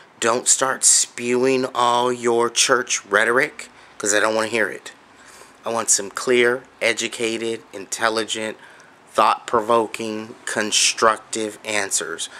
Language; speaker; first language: English; native; English